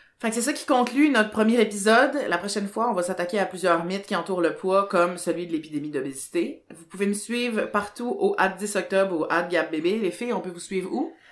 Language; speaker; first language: French; native; French